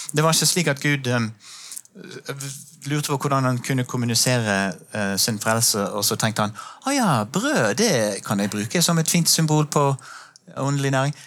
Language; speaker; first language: Norwegian; non-native, fluent; English